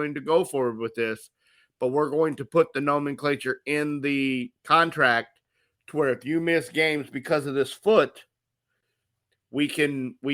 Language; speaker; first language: English; native; English